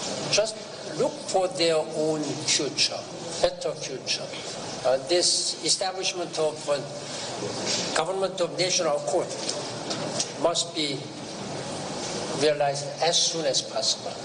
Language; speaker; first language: English; non-native, fluent; Korean